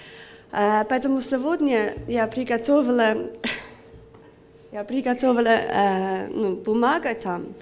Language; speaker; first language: Russian; non-native, local second language; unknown